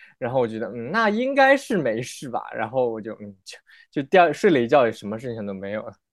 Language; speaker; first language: Chinese; native; Chinese